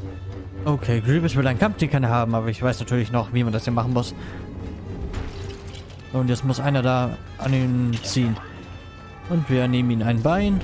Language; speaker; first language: German; native; German